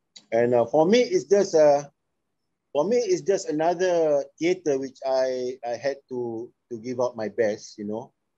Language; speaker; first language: English; non-native, local second language; Malay